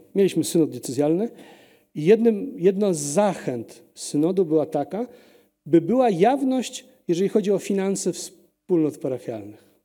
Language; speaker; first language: Polish; early bilingual, heritage; Polish